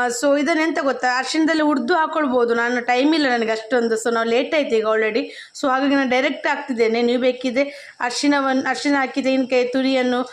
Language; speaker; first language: Kannada; non-native, local second language; Tulu